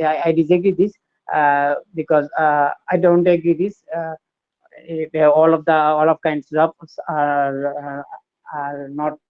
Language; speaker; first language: English; non-native, learner; Bangla